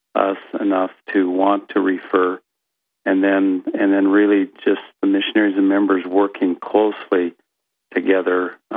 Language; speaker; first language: English; native; English